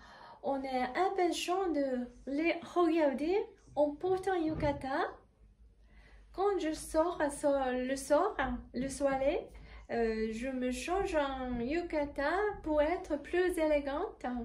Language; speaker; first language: French; non-native, fluent; Japanese